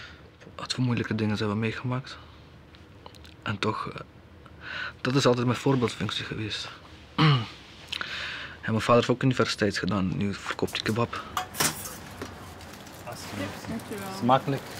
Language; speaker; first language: Dutch; early bilingual, other home language; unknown